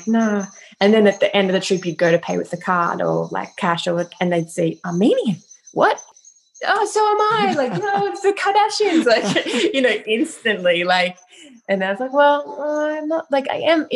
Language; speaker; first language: English; native; English